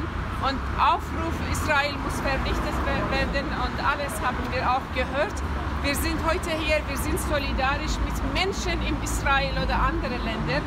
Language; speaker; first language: German; non-native, fluent; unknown